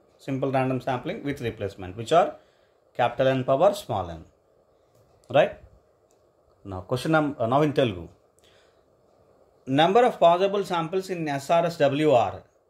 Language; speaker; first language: English; non-native, local second language; Telugu